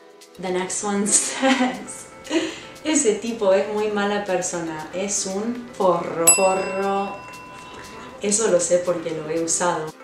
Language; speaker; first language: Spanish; non-native, fluent; English